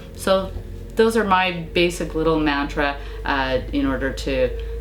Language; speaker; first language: English; native; English